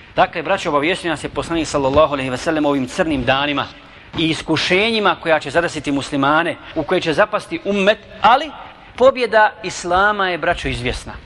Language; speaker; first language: Bosnian; native; Bosnian